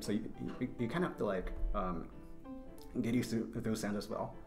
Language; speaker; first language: English; non-native, fluent; Japanese